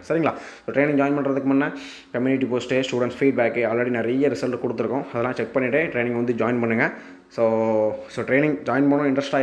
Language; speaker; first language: Tamil; native; Tamil